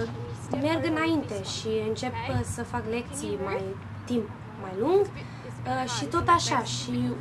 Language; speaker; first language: Romanian; early bilingual, heritage; Romanian